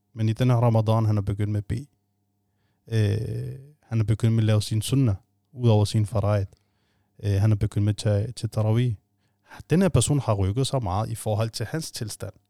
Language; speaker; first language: Danish; non-native, fluent; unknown